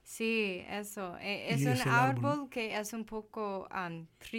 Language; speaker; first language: Spanish; non-native, learner; English